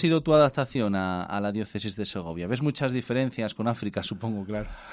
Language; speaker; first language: Spanish; native; Spanish